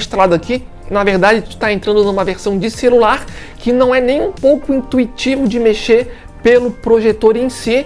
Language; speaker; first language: Portuguese; native; Portuguese